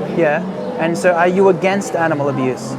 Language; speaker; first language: English; native; English